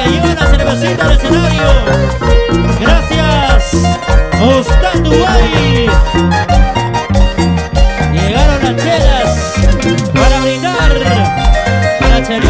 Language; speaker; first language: Spanish; native; Spanish